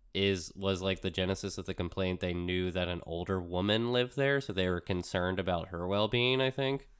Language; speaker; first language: English; early bilingual, other home language; Spanish